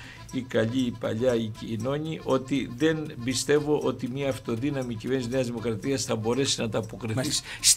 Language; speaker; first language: Greek; native; Greek